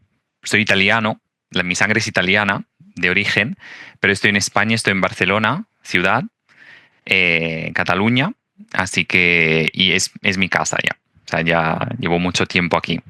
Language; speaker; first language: Spanish; non-native, fluent; Italian